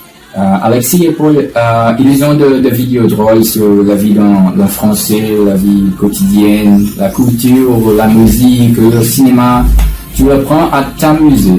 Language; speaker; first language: French; non-native, learner; Portuguese